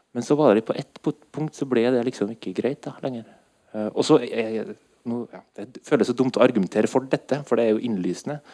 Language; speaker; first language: Norwegian; native; Norwegian